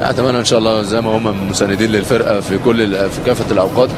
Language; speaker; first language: Arabic; native; Arabic